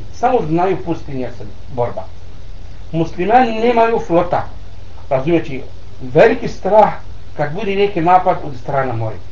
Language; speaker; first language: Bosnian; non-native, learner; Arabic